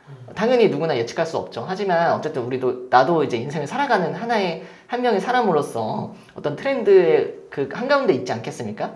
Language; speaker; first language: Korean; native; Korean